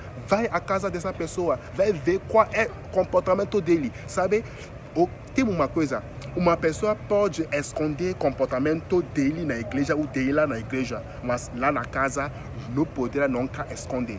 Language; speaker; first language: Portuguese; non-native, fluent; French